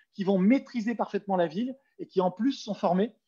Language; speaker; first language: French; native; French